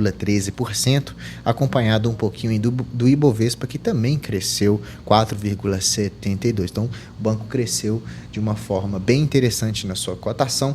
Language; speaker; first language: Portuguese; native; Portuguese